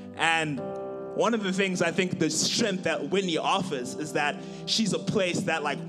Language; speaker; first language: English; non-native, local second language; Shona